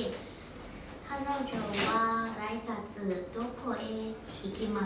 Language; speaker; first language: Japanese; non-native, learner; English